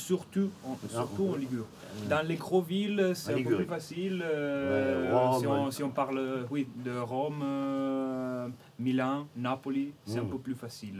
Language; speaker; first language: French; non-native, fluent; Italian